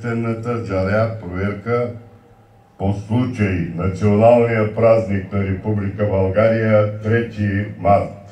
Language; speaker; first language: Bulgarian; native; Bulgarian